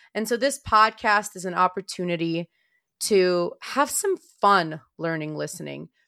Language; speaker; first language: English; non-native, fluent; Romanian